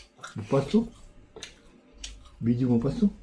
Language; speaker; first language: Korean; non-native, learner; Filipino